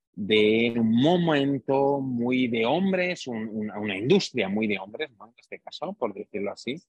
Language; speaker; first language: Spanish; non-native, fluent; Hungarian